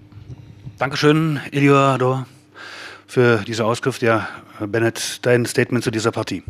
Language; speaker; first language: German; native; German